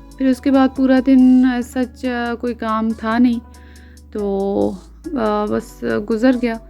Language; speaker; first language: Urdu; native; Urdu